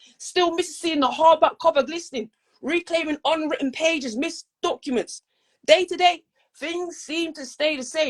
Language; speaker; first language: English; native; English